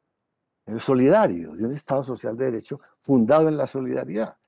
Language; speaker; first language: Spanish; native; Spanish